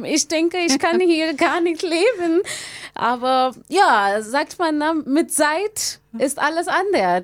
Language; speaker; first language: German; non-native, fluent; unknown